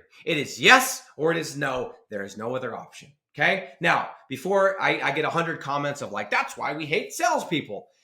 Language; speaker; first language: English; native; English